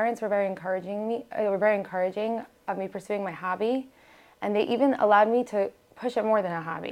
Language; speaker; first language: English; native; English